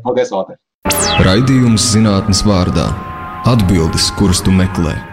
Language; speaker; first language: Latvian; native; Latvian